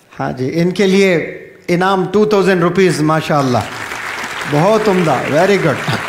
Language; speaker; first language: Urdu; native; Urdu